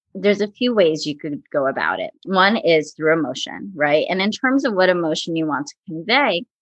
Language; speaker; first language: English; native; English